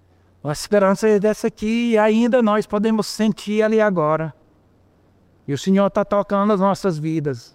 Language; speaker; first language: Portuguese; non-native, fluent; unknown